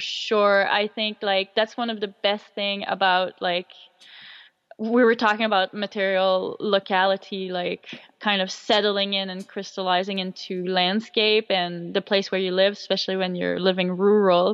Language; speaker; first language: English; non-native, fluent; French